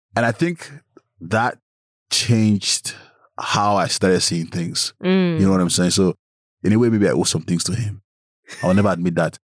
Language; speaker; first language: English; non-native, local second language; Yoruba